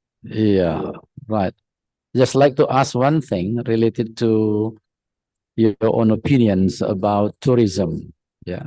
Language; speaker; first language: English; non-native, fluent; Indonesian